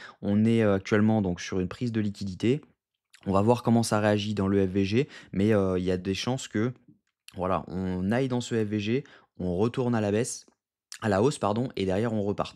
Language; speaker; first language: French; native; French